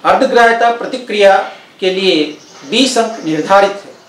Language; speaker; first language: Hindi; non-native, local second language; Telugu